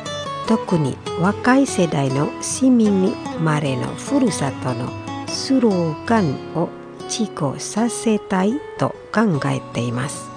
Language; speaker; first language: Japanese; non-native, fluent; Indonesian